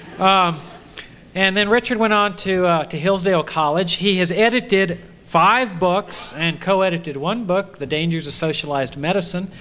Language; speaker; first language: English; native; English